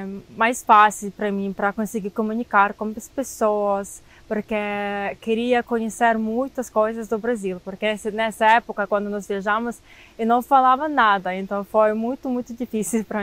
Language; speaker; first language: Portuguese; non-native, fluent; Ukrainian